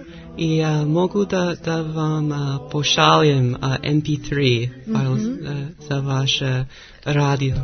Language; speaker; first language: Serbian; non-native, learner; English